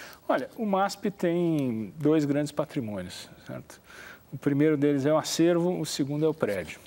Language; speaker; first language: Portuguese; native; Portuguese